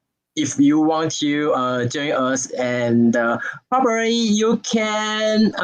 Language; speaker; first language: English; non-native, learner; Chinese